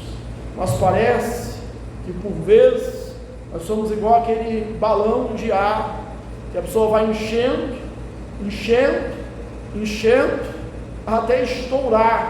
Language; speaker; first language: Portuguese; native; Portuguese